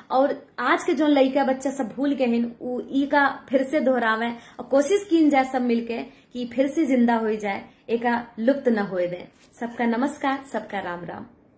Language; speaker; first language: Hindi; native; Hindi